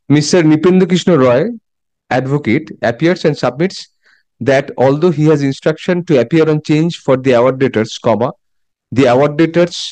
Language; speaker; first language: English; non-native, local second language; Bangla